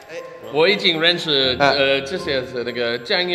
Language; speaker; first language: Chinese; non-native, fluent; English